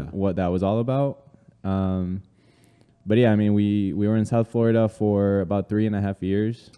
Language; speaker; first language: English; early bilingual, other home language; Spanish